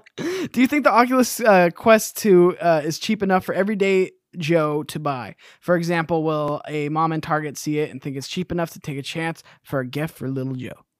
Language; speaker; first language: English; native; English